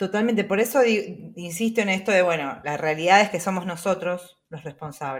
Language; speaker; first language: Spanish; native; Spanish